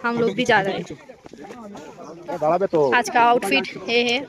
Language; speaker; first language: Hindi; non-native, local second language; Bangla